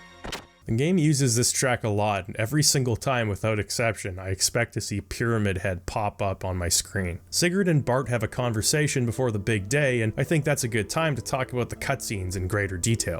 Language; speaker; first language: English; native; English